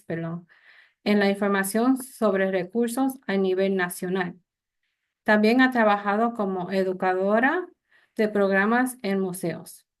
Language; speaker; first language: Spanish; early bilingual, heritage; Spanish